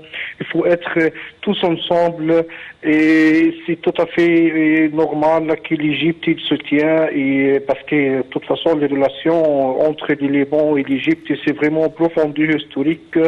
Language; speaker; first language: French; non-native, fluent; Arabic